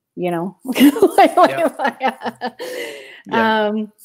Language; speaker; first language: English; native; English